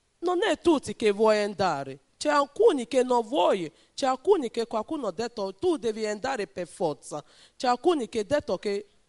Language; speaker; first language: Italian; non-native, learner; Bini